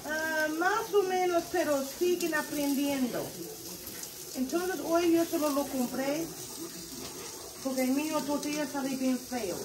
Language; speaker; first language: Spanish; non-native, learner; English